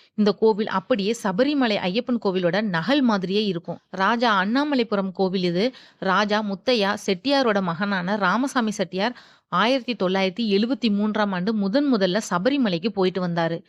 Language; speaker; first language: Tamil; native; Tamil